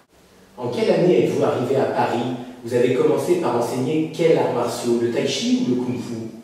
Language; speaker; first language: French; native; French